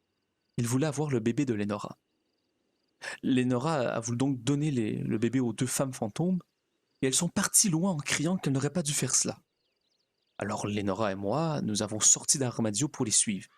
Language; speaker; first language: French; native; French